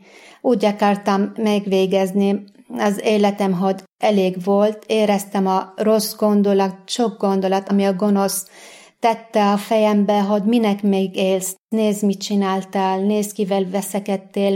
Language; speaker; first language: Hungarian; non-native, learner; Arabic